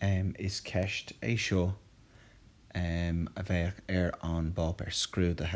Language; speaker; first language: Irish; non-native, local second language; English